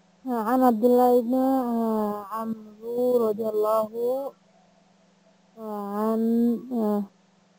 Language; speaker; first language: Arabic; non-native, learner; Bangla